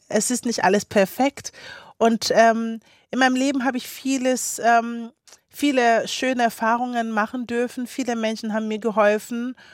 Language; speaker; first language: German; early bilingual, other home language; Akan